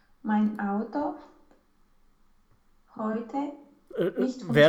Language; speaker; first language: German; non-native, learner; Romanian